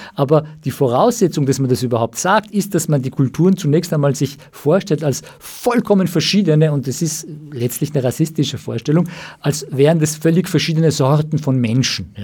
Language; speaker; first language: German; early bilingual, other home language; Persian